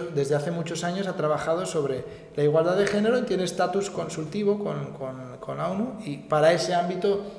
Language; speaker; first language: Spanish; native; Spanish